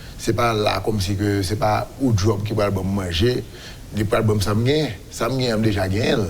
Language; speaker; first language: French; non-native, local second language; Haitian Creole